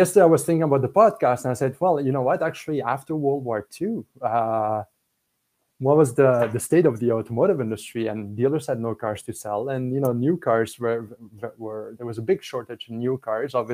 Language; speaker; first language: English; non-native, fluent; French